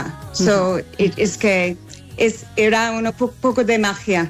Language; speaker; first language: Spanish; non-native, learner; English